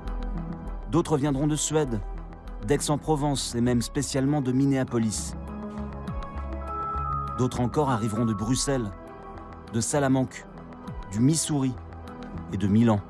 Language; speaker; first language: French; native; French